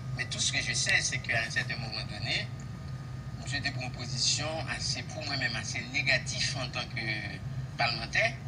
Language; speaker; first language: French; non-native, local second language; Haitian Creole